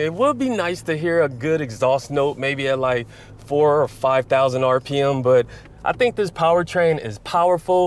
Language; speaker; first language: English; native; English